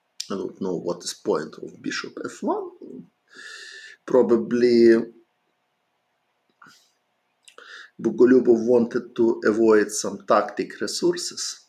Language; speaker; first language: English; non-native, fluent; Ukrainian